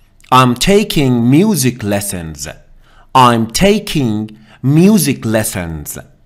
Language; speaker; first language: English; non-native, fluent; Persian